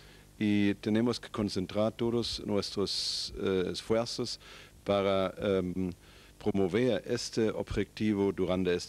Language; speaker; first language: Spanish; non-native, fluent; German